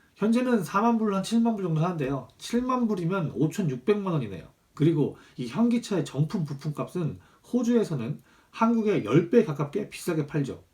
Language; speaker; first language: Korean; native; Korean